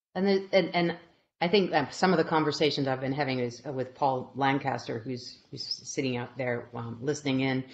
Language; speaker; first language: English; native; English